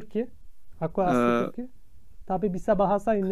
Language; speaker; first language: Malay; non-native, learner; Turkish